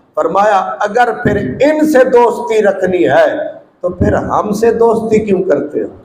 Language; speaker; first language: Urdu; non-native, local second language; Punjabi